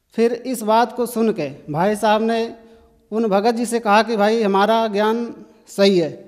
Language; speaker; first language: Hindi; native; Hindi